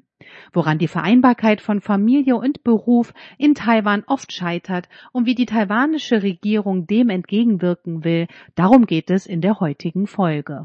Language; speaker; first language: German; native; German